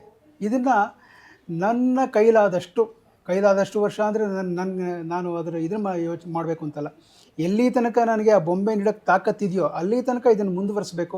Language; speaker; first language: Kannada; native; Kannada